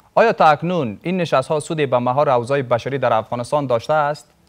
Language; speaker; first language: Persian; native; Persian